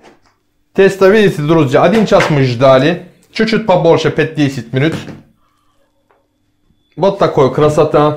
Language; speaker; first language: Russian; non-native, learner; Turkish